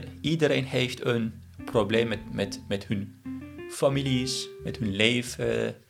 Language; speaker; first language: Dutch; non-native, learner; Turkish